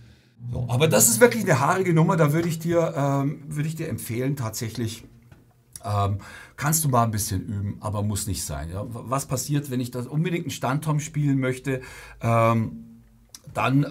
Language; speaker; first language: German; native; German